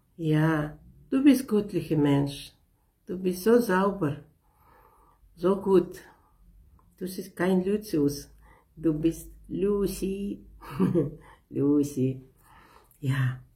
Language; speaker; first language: German; non-native, learner; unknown